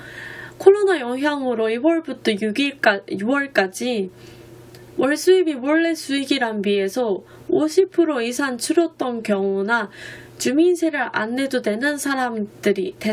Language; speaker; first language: Korean; non-native, fluent; Japanese